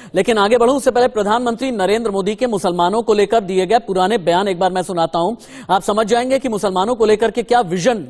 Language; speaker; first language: Hindi; native; Hindi